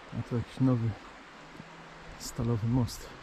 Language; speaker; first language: Polish; native; Polish